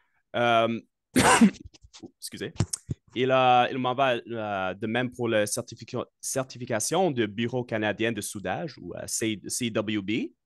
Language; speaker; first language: French; non-native, local second language; English